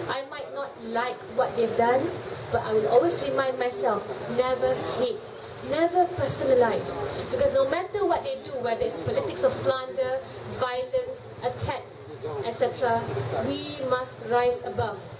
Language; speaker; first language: English; non-native, local second language; Malay